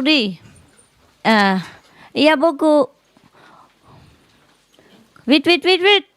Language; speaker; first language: French; non-native, learner; Vietnamese